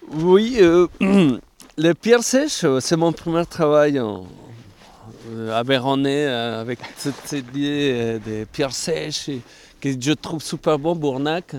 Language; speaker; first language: French; non-native, fluent; Spanish